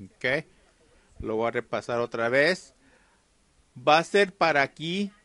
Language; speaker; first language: Spanish; early bilingual, heritage; Spanish